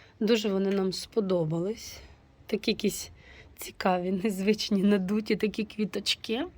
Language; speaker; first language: Ukrainian; native; Ukrainian